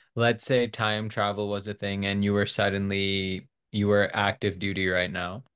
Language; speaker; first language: English; non-native, local second language; Urdu